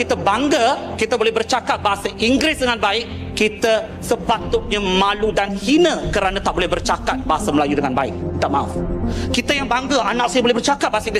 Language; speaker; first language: Malay; native; Malay